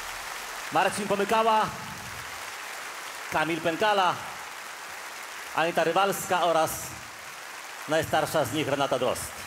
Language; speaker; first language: Polish; native; Polish